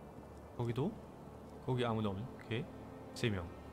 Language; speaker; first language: Korean; non-native, fluent; German